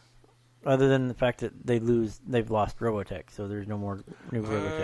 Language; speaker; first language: English; native; English